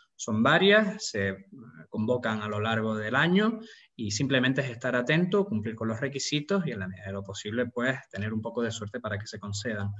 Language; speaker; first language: Spanish; native; Spanish